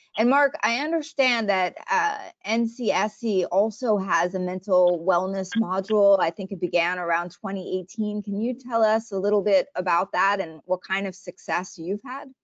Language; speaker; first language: English; native; English